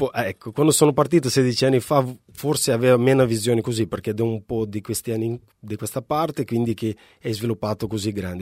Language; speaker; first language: Italian; non-native, fluent; Portuguese